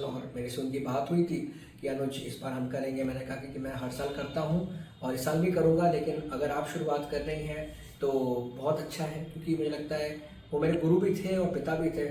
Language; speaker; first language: Hindi; native; Hindi